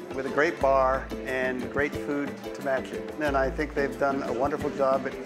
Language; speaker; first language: English; native; English